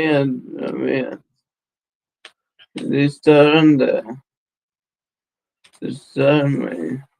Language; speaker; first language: Swedish; early bilingual, other home language; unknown